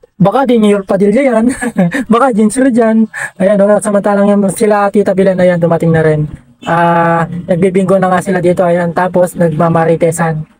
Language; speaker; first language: Filipino; non-native, local second language; Pampanga